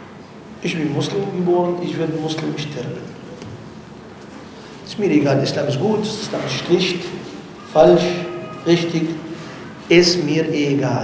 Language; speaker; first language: German; non-native, learner; Arabic